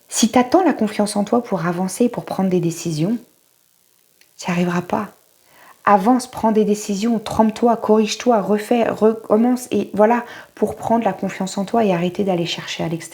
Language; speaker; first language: French; native; French